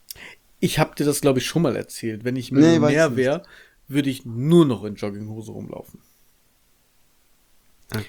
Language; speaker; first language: German; native; German